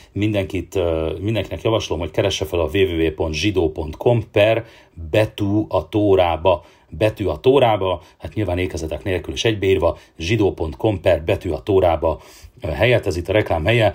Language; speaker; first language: Hungarian; native; Hungarian